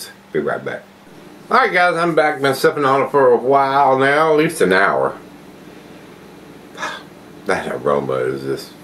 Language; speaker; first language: English; native; English